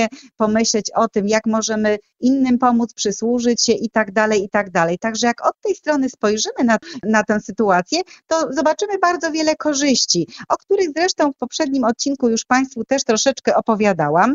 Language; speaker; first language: Polish; native; Polish